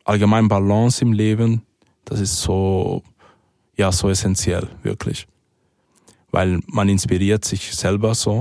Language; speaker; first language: German; early bilingual, other home language; Spanish